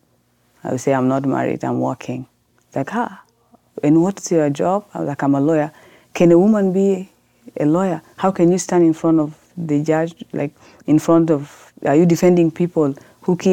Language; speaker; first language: English; non-native, fluent; Arabic